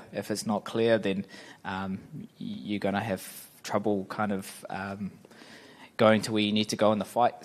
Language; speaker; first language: English; native; English